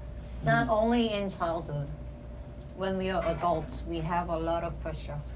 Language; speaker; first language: English; non-native, fluent; Korean